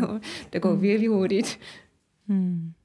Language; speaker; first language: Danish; non-native, fluent; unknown